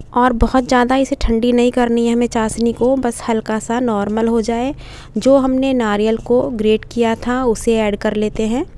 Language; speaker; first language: Hindi; native; Hindi